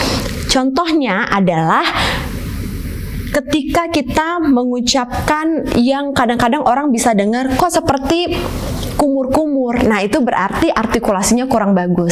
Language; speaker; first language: Indonesian; native; Indonesian